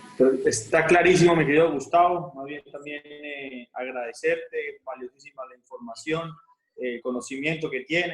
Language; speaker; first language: Spanish; native; Spanish